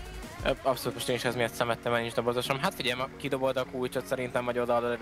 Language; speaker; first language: Hungarian; native; Hungarian